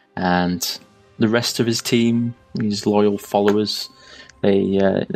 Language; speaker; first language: English; native; English